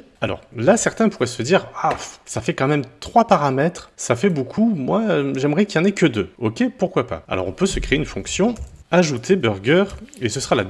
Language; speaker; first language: French; native; French